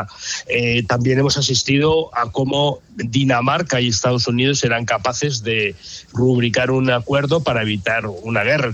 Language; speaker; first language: Spanish; native; Spanish